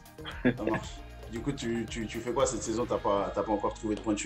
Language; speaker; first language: French; native; French